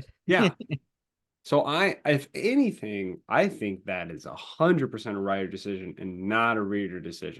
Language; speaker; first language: English; native; English